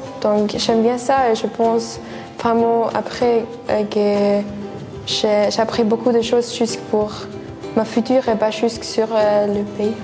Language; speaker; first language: French; non-native, fluent; Swiss German